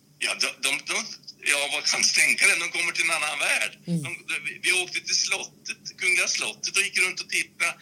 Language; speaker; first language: Swedish; native; Swedish